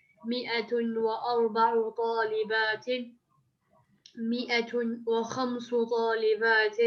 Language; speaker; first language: Arabic; non-native, learner; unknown